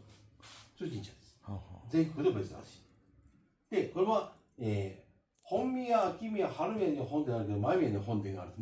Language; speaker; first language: Japanese; native; Japanese